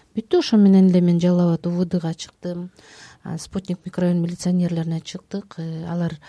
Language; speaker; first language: Kyrgyz; native; Kyrgyz